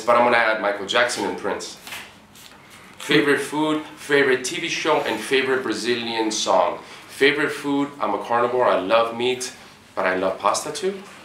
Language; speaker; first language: English; early bilingual, other home language; Spanish